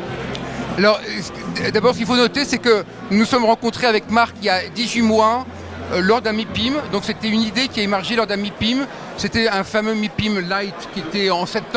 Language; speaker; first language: French; native; French